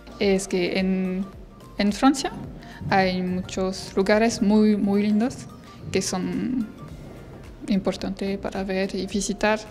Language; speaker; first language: Spanish; non-native, fluent; French